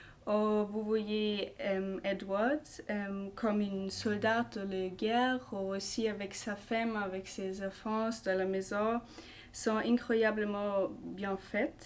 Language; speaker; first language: French; non-native, learner; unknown